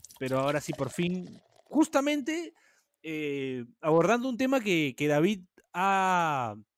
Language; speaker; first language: Spanish; native; Spanish